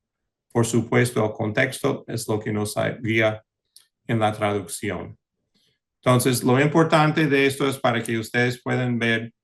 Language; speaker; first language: Spanish; early bilingual, heritage; English